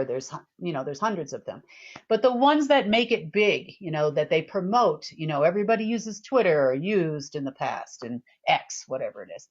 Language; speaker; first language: English; native; English